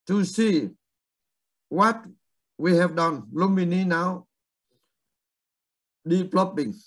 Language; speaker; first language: English; non-native, fluent; Vietnamese